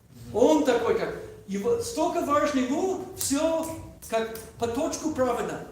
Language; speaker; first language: Russian; non-native, learner; English